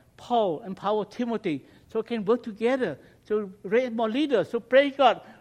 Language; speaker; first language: English; non-native, learner; Khmer